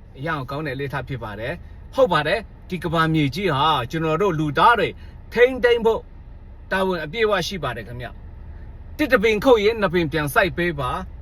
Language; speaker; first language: Burmese; non-native, local second language; Shan